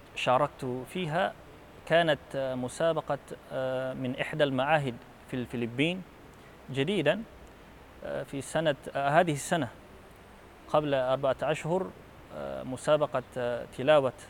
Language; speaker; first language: Arabic; non-native, fluent; Filipino